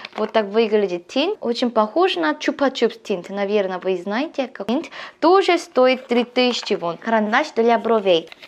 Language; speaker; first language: Russian; non-native, learner; Korean